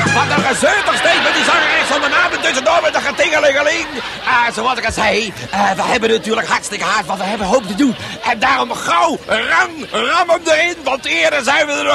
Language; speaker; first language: Dutch; native; Dutch